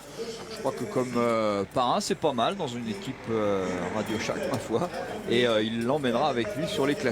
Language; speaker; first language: French; native; French